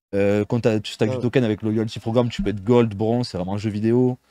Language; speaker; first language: French; native; French